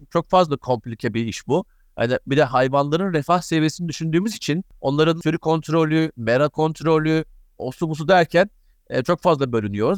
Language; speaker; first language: Turkish; native; Turkish